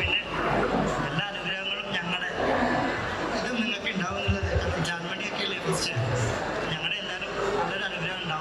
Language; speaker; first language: Malayalam; native; Malayalam